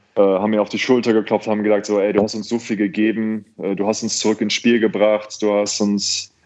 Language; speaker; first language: German; native; German